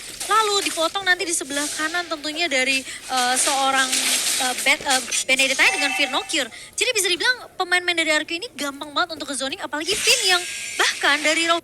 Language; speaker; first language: Indonesian; native; Indonesian